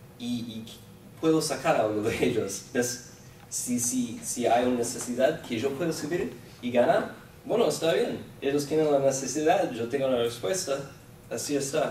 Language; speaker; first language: Spanish; non-native, fluent; English